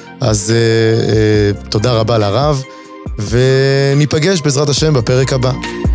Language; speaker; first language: Hebrew; native; Hebrew